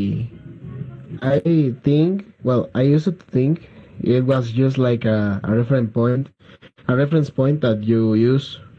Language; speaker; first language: English; non-native, learner; Spanish